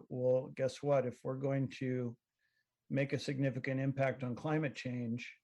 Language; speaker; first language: English; native; English